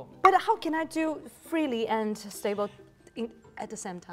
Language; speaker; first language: English; non-native, learner; Chinese